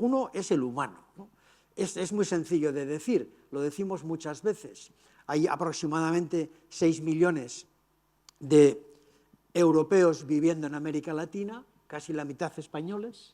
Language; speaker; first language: Spanish; native; Spanish